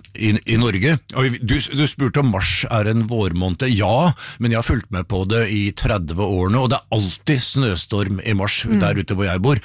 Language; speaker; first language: Norwegian; native; Norwegian